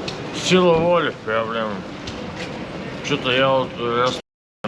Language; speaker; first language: Russian; native; Russian